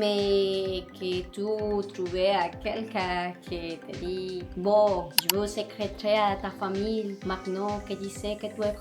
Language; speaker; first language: French; non-native, learner; Spanish